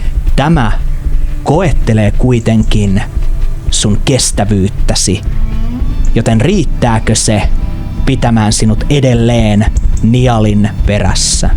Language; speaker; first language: Finnish; native; Finnish